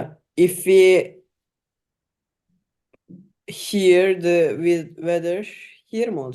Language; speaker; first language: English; non-native, learner; Turkish